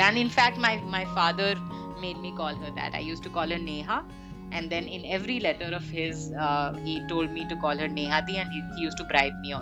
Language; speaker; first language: English; non-native, local second language; Hindi